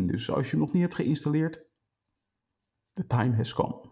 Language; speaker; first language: Dutch; native; Dutch